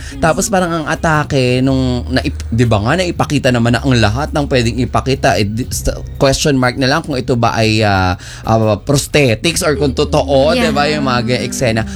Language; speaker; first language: Filipino; native; Filipino